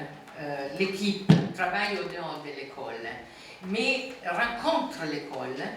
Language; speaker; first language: French; non-native, fluent; Italian